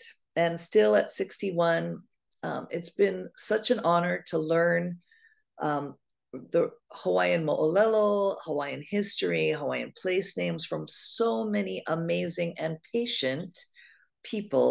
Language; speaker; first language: English; native; English